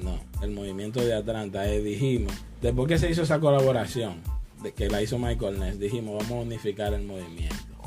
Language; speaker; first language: Spanish; native; Spanish